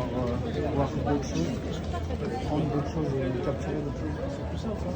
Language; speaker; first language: French; native; French